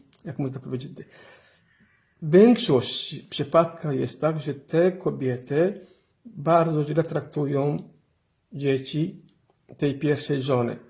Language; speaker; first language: Polish; non-native, fluent; Somali